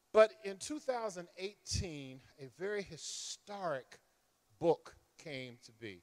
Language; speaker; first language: English; native; English